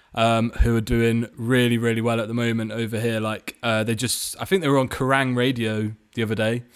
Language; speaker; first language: English; native; English